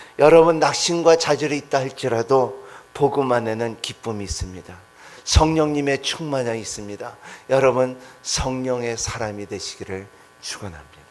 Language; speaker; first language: Korean; non-native, fluent; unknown